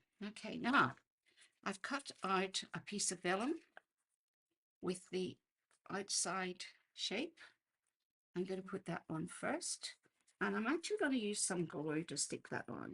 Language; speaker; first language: English; native; English